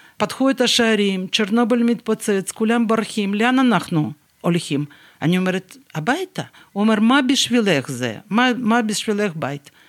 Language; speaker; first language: Hebrew; non-native, fluent; Russian